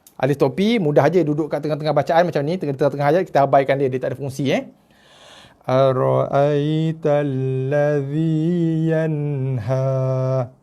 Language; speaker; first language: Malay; native; Malay